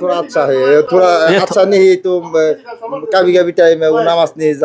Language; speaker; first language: Hindi; non-native, learner; Bangla